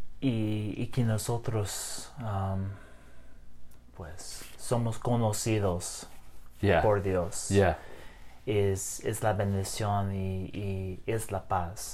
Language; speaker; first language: Spanish; non-native, learner; English